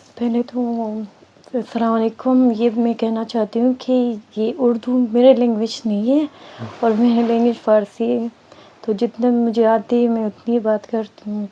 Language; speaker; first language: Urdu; non-native, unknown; Persian